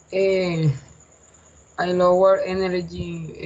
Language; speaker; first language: English; non-native, learner; Spanish